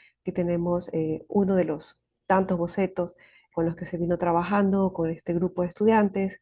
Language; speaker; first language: Spanish; native; Spanish